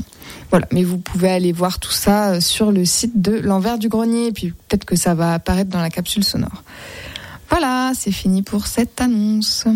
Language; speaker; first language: French; native; French